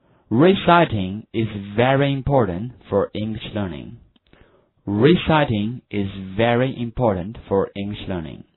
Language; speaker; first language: English; non-native, fluent; Chinese